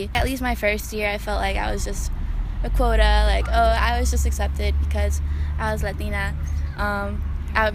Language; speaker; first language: English; early bilingual, other home language; Spanish